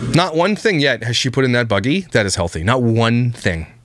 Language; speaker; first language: English; native; English